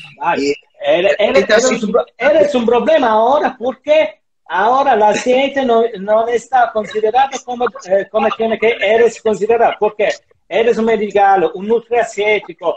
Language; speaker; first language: Spanish; non-native, learner; Italian